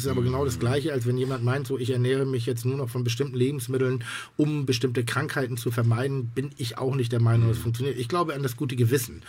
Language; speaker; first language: German; native; German